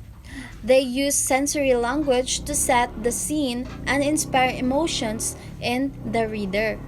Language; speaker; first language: English; non-native, fluent; Filipino